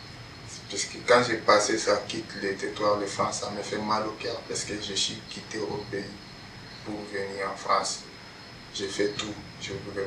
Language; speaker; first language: French; non-native, learner; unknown